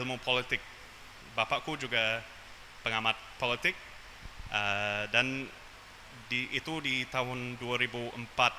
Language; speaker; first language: Indonesian; non-native, fluent; English